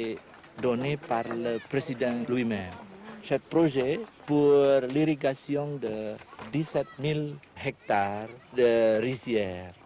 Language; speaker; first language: French; non-native, learner; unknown